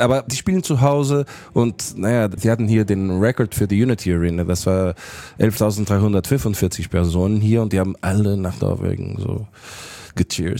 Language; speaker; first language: German; non-native, fluent; Portuguese